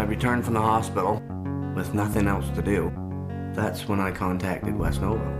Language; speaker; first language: English; native; English